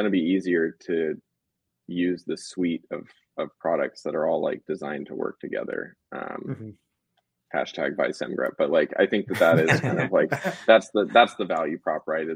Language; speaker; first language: English; native; English